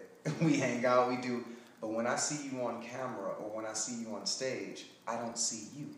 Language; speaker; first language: English; native; English